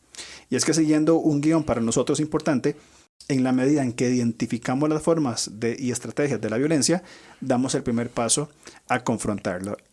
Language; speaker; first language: Spanish; native; Spanish